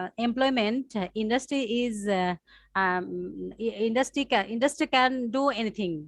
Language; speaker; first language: English; non-native, learner; Bangla